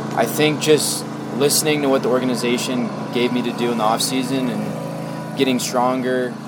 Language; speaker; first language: English; native; English